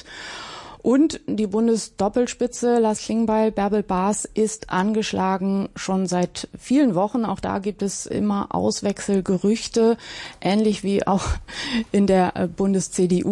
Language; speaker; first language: German; native; German